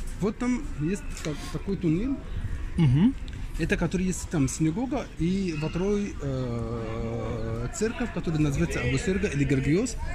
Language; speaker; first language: Russian; non-native, learner; Arabic